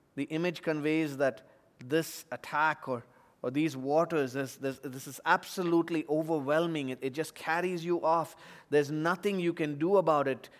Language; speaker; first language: English; non-native, local second language; Tamil